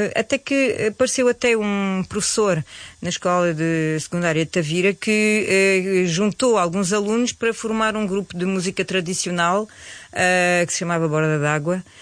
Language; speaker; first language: Portuguese; early bilingual, heritage; Portuguese